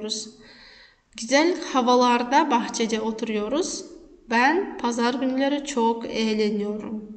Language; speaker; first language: Turkish; non-native, fluent; Kazakh